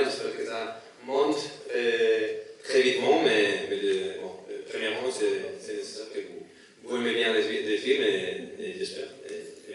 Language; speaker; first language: French; non-native, learner; Spanish